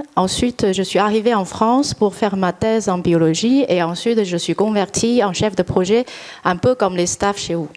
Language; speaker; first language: French; non-native, fluent; Chinese